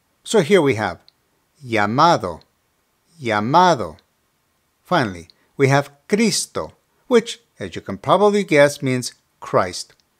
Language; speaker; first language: English; early bilingual, other home language; Spanish